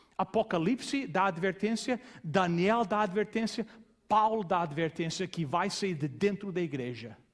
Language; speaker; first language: Portuguese; non-native, fluent; English